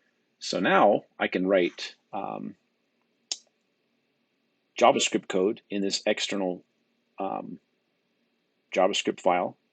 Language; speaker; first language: English; native; English